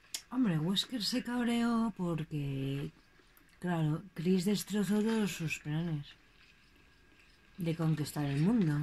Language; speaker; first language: Spanish; native; Spanish